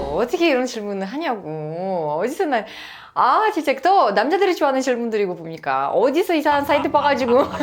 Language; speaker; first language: Korean; non-native, fluent; Uzbek